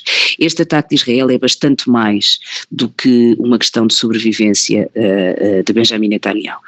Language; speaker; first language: Portuguese; native; Portuguese